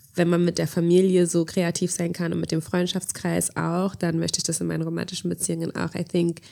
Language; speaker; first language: German; early bilingual, heritage; German